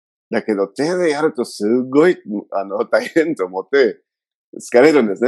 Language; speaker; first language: Japanese; non-native, fluent; Spanish